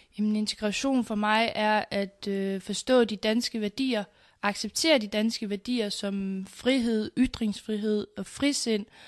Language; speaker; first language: Danish; early bilingual, other home language; Central Kurdish